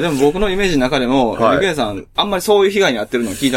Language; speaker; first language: Japanese; native; Japanese